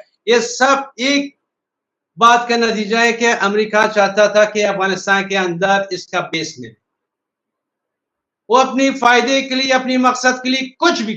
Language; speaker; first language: Hindi; non-native, fluent; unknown